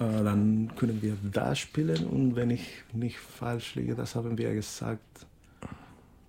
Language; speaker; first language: German; non-native, fluent; Spanish